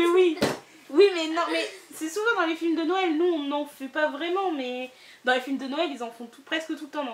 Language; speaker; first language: French; native; French